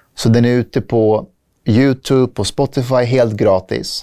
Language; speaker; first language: Swedish; early bilingual, other home language; Persian